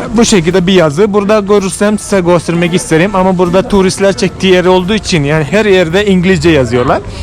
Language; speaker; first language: Turkish; non-native, fluent; Malayalam